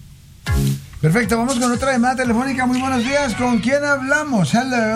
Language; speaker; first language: Spanish; native; Spanish